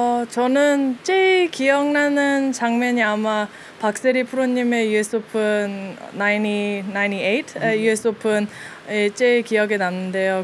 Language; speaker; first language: Korean; early bilingual, heritage; Korean